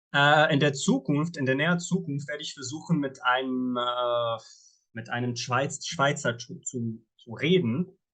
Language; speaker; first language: German; non-native, fluent; Arabic